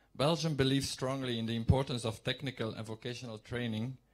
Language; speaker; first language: English; non-native, fluent; Dutch